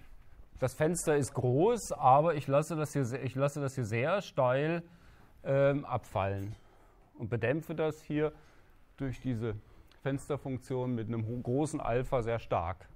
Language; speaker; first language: German; native; German